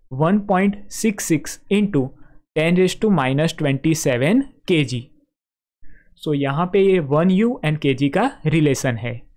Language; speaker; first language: Hindi; non-native, local second language; Gujarati